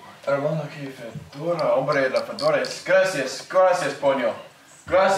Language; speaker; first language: Spanish; non-native, learner; English